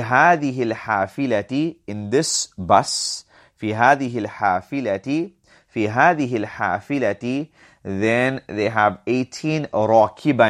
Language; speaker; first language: Arabic; non-native, fluent; English